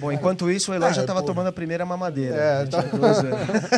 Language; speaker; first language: Portuguese; native; Portuguese